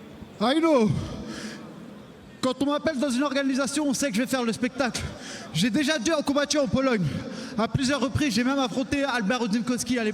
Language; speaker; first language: French; native; French